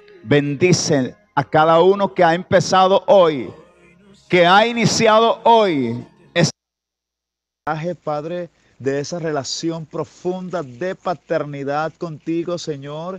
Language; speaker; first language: Spanish; native; Spanish